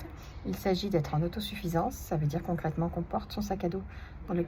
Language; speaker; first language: French; native; French